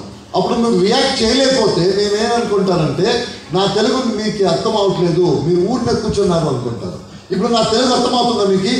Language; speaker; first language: Telugu; non-native, fluent; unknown